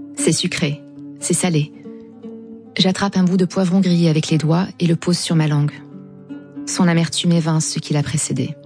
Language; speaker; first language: French; non-native, local second language; Arabic